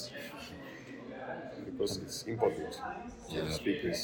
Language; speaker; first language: English; non-native, learner; Ukrainian